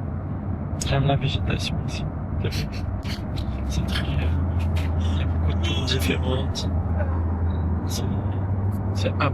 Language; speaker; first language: French; native; French